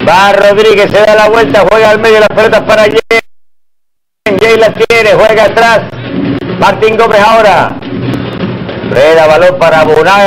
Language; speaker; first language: Spanish; native; Spanish